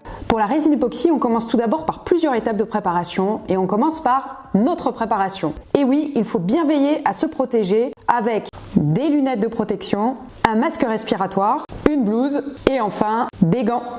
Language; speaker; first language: French; native; French